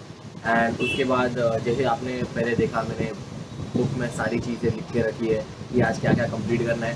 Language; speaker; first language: Hindi; native; Hindi